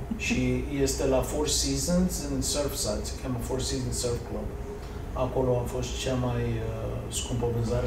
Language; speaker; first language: Romanian; early bilingual, heritage; Romanian